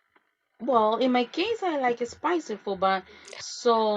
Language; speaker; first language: English; non-native, fluent; Spanish